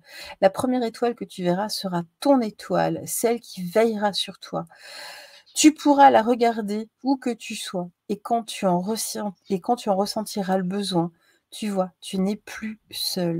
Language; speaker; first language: French; native; French